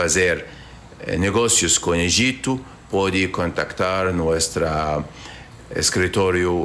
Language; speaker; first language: Portuguese; non-native, learner; Arabic